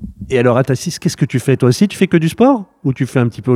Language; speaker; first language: French; native; French